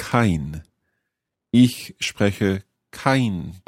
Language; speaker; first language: German; non-native, learner; English